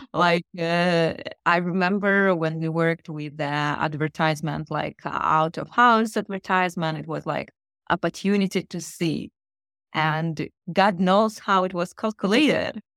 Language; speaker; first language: English; non-native, fluent; Russian